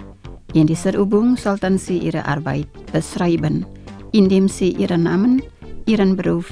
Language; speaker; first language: German; non-native, fluent; Indonesian